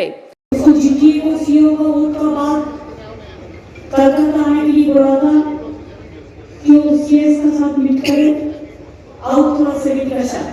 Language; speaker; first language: Hindi; non-native, local second language; Bangla